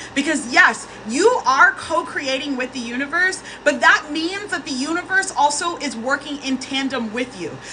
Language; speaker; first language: English; native; English